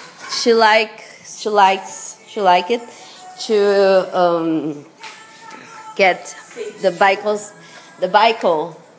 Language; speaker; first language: English; non-native, learner; Portuguese